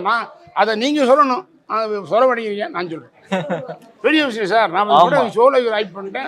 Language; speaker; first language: Tamil; native; Tamil